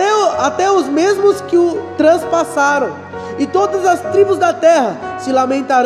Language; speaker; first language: Portuguese; native; Portuguese